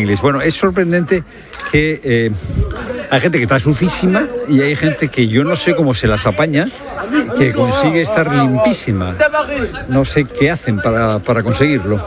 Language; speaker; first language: Spanish; native; Spanish